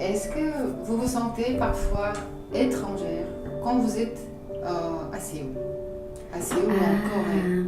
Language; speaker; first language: French; non-native, fluent; Korean